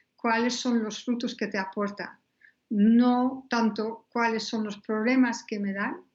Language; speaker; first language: Spanish; non-native, fluent; Dutch